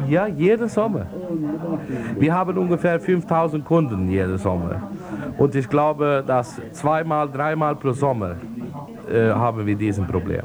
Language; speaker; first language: German; non-native, learner; Swedish